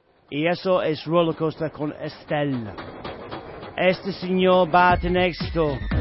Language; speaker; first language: Spanish; non-native, fluent; English